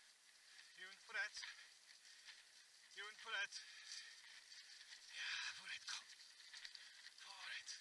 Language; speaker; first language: Dutch; native; Dutch